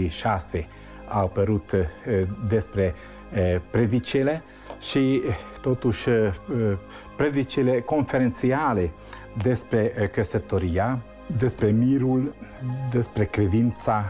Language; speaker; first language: Romanian; non-native, local second language; Hungarian